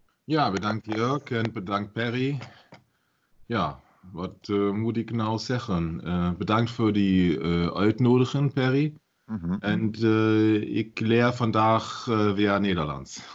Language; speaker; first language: Dutch; non-native, learner; German